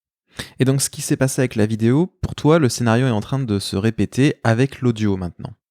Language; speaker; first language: French; native; French